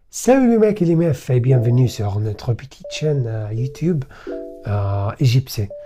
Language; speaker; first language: French; non-native, learner; Arabic